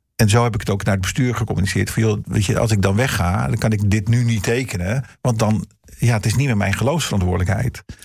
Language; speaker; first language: Dutch; early bilingual, heritage; Dutch